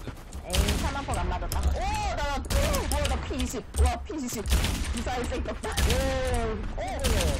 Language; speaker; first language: Korean; native; Korean